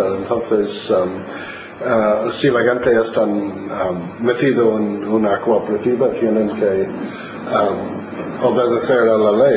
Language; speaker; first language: Spanish; non-native, fluent; English